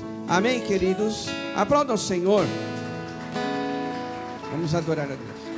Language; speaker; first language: Portuguese; native; Portuguese